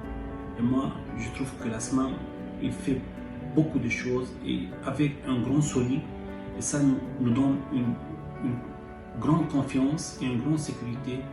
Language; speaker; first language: French; non-native, fluent; Arabic